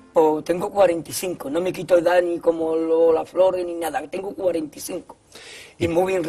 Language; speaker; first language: Spanish; native; Spanish